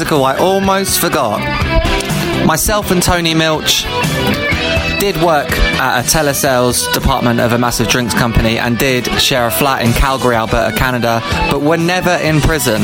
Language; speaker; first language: English; native; English